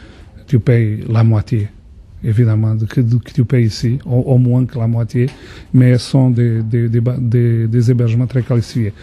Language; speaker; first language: French; non-native, fluent; Portuguese